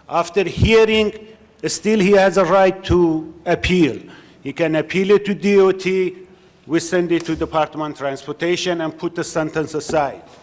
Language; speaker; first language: English; non-native, learner; Persian